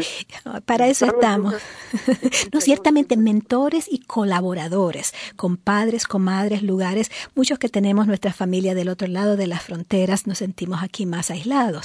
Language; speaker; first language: Spanish; native; Spanish